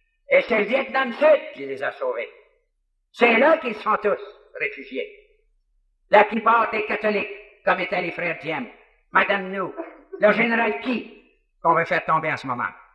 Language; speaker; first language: French; native; French